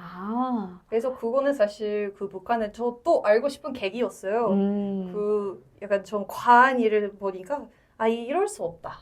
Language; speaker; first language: Korean; non-native, fluent; English